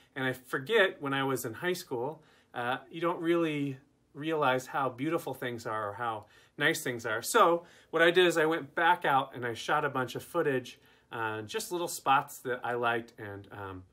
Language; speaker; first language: English; native; English